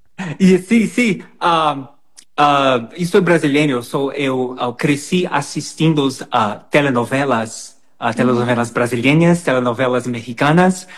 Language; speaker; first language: Spanish; non-native, learner; Portuguese